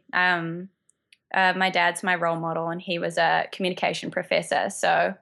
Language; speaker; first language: English; native; English